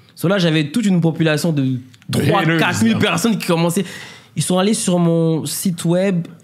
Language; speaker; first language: French; native; French